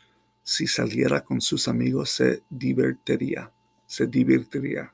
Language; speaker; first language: Spanish; non-native, fluent; English